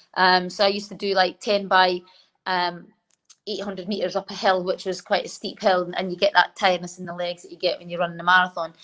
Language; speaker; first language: English; native; English